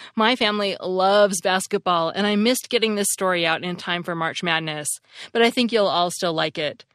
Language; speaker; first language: English; native; English